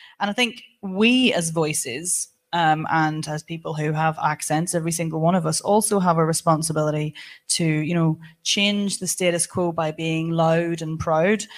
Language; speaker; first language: English; native; English